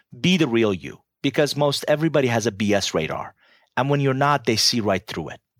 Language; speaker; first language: English; non-native, fluent; Persian